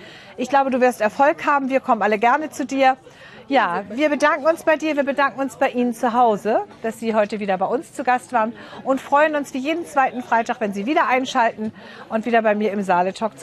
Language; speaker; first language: German; native; German